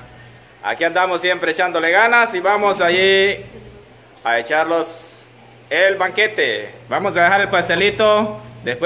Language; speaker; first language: Spanish; native; Spanish